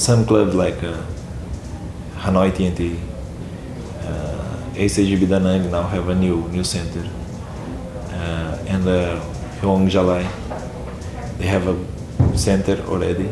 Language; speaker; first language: English; non-native, learner; Portuguese